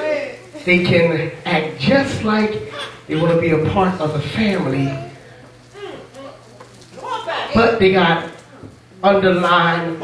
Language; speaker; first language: English; native; English